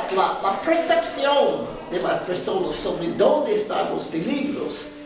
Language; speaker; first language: Spanish; non-native, fluent; Portuguese